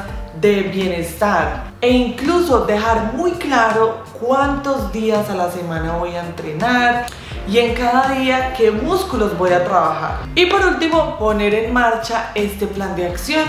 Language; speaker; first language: Spanish; native; Spanish